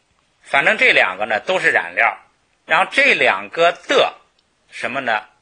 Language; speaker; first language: Chinese; native; Chinese